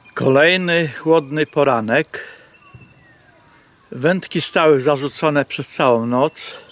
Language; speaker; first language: Polish; native; Polish